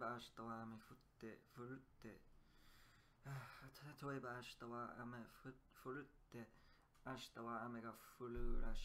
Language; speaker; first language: Japanese; non-native, learner; English